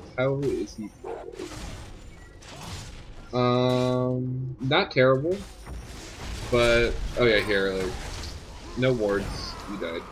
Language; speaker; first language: English; native; English